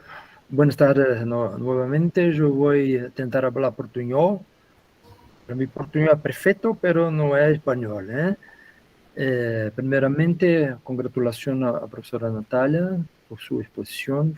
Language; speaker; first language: Spanish; non-native, learner; Portuguese